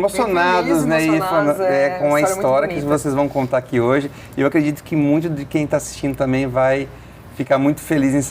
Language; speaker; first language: Portuguese; native; Portuguese